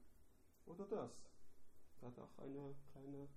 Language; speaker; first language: German; non-native, learner; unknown